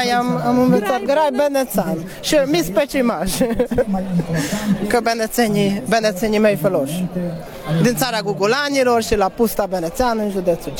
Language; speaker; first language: Romanian; non-native, local second language; Hungarian